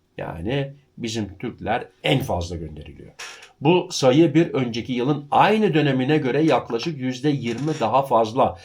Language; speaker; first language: Turkish; early bilingual, heritage; Turkish